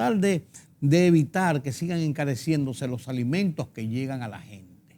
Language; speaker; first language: Spanish; native; Spanish